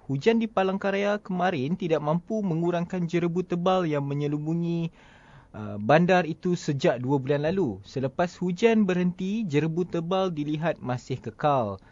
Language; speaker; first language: Malay; native; Malay